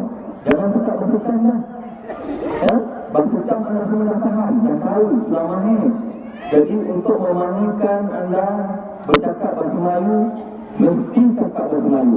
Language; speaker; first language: Malay; native; Malay